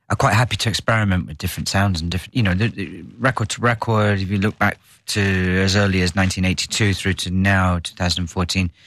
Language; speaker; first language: English; native; English